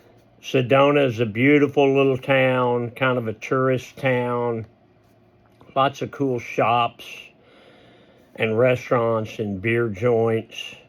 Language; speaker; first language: English; native; English